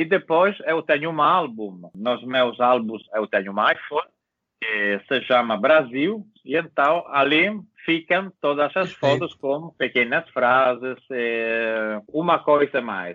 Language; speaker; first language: Portuguese; non-native, learner; Italian